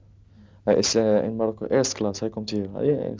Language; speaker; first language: Dutch; non-native, learner; Arabic